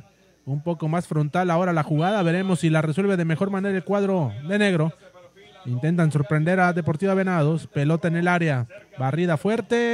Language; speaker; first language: Spanish; native; Spanish